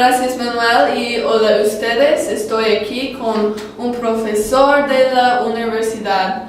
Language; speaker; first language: Spanish; non-native, learner; English